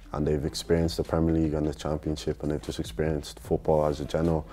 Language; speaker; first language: English; native; English